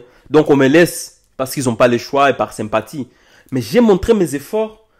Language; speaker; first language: French; non-native, local second language; Lingala